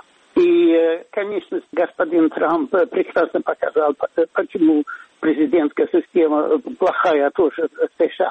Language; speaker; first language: Russian; non-native, fluent; Swedish